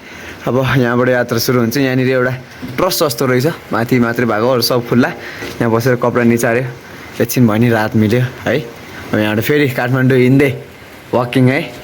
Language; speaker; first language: Nepali; native; Nepali